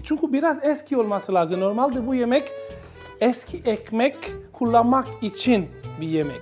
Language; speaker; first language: Turkish; non-native, learner; Italian